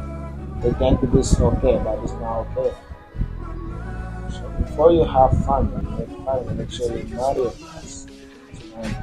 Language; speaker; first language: English; non-native, learner; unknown